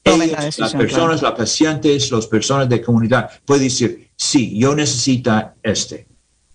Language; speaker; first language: Spanish; non-native, learner; English